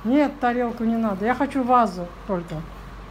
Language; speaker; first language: Russian; native; Russian